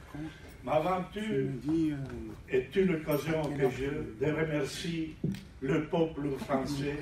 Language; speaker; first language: French; non-native, learner; Italian